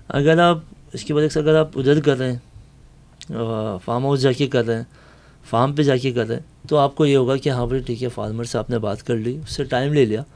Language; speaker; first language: Urdu; native; Urdu